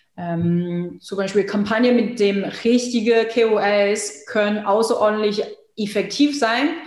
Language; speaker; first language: German; non-native, fluent; Chinese